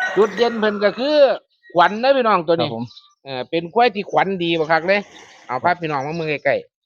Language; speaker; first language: Thai; native; Thai